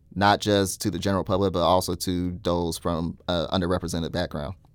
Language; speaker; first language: English; native; English